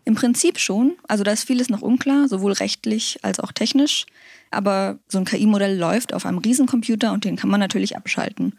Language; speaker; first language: German; native; German